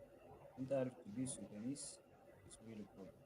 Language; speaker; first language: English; non-native, fluent; Arabic